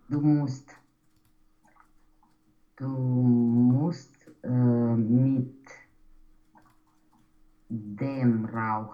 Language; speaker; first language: German; non-native, learner; Romanian